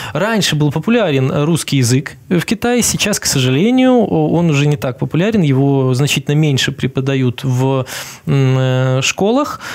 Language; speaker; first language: Russian; native; Russian